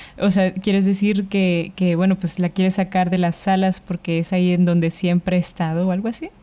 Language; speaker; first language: Spanish; native; Spanish